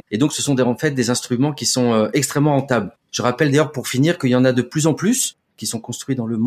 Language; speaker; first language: French; native; French